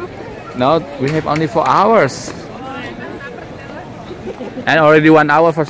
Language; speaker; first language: English; non-native, learner; Indonesian